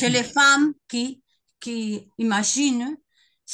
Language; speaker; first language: French; non-native, learner; Spanish